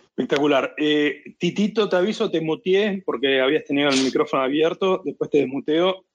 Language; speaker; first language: Spanish; native; Spanish